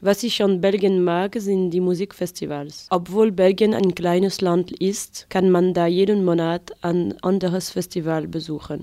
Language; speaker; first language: German; non-native, fluent; French